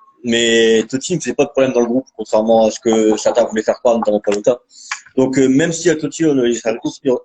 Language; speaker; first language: French; native; French